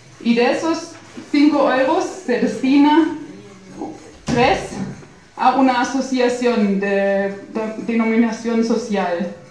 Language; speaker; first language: Spanish; non-native, fluent; German